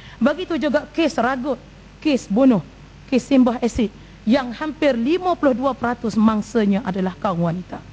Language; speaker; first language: Malay; native; Malay